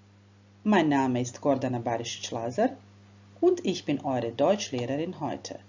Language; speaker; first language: German; non-native, fluent; Croatian